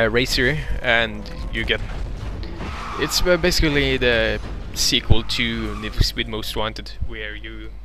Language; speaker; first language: English; non-native, fluent; Norwegian